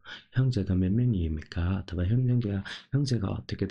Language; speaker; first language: Korean; non-native, local second language; Nepali